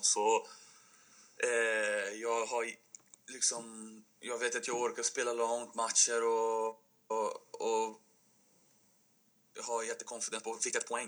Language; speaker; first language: Swedish; non-native, fluent; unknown